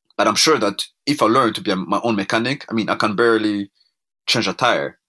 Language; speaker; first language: English; non-native, local second language; Kinyarwanda